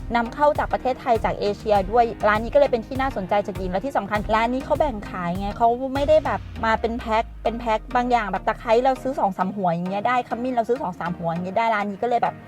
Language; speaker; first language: Thai; native; Thai